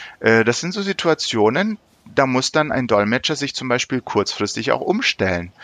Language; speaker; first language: German; early bilingual, other home language; Turkish